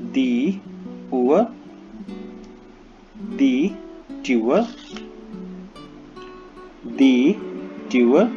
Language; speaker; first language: German; non-native, fluent; Hindi